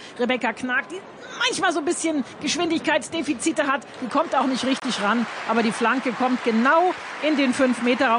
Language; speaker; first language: German; native; German